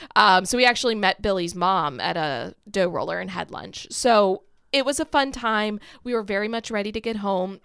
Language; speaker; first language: English; native; English